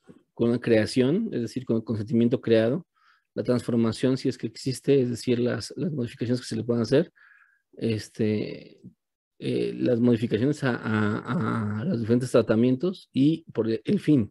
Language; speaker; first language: Spanish; native; Spanish